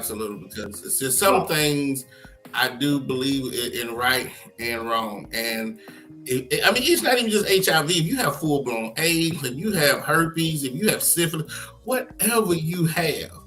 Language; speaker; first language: English; native; English